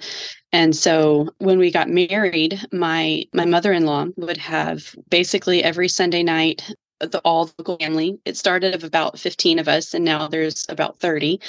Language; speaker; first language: English; native; English